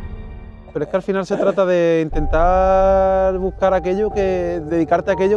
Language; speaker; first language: Spanish; native; Spanish